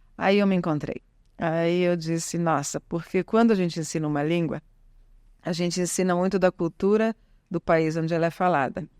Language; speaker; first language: Portuguese; early bilingual, other home language; Italian